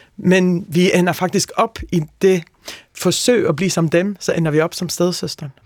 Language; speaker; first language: Danish; early bilingual, heritage; Norwegian